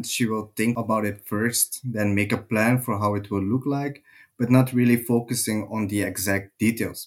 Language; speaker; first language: English; non-native, fluent; Dutch